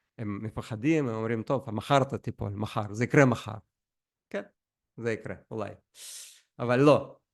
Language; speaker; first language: Hebrew; non-native, fluent; Russian